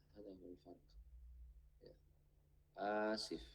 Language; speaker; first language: Arabic; non-native, fluent; Indonesian